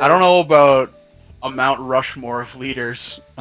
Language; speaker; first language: English; native; English